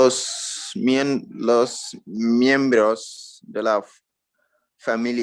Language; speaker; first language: Spanish; non-native, learner; French